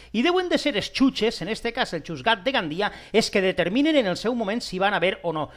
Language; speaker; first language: Catalan; non-native, local second language; Spanish